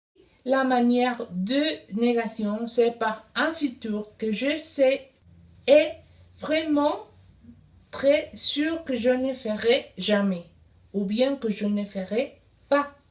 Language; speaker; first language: French; non-native, learner; Spanish